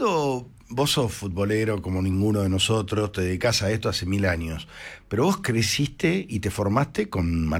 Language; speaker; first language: Spanish; native; Spanish